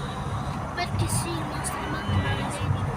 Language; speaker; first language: Italian; early bilingual, other home language; Filipino